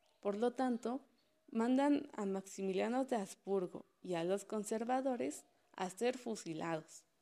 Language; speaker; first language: Spanish; native; Spanish